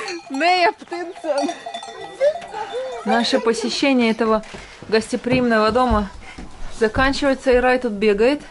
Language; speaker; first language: Russian; native; Russian